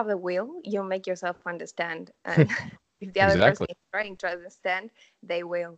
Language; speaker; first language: English; non-native, fluent; Spanish